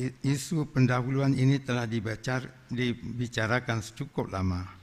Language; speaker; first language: Indonesian; non-native, local second language; Achinese